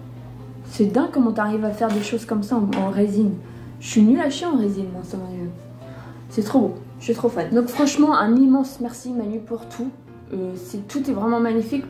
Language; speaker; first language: French; native; French